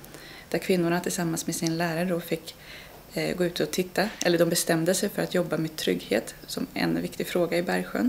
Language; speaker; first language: Swedish; native; Swedish